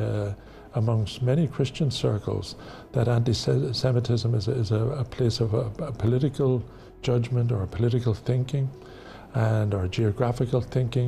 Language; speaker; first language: English; native; English